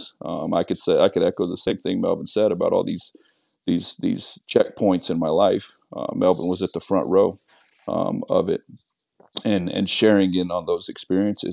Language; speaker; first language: English; native; English